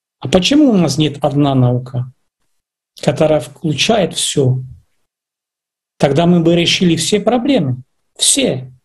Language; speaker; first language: Russian; non-native, fluent; Czech